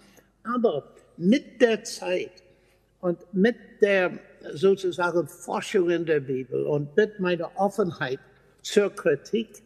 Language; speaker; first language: German; non-native, fluent; English